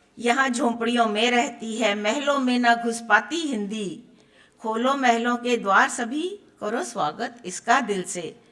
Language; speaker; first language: Hindi; native; Hindi